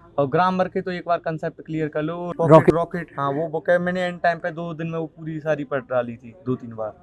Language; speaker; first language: Hindi; native; Hindi